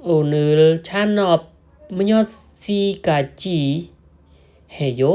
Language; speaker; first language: Korean; non-native, learner; Khmer